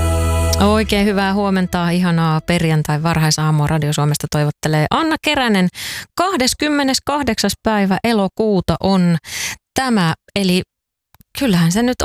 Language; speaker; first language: Finnish; native; Finnish